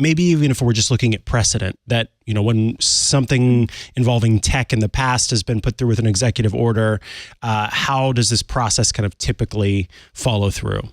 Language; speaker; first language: English; native; English